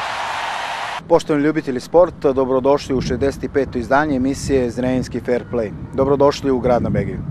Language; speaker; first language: Serbian; native; Serbian